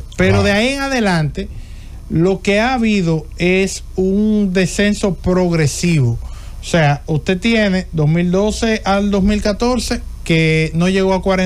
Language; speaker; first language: Spanish; native; Spanish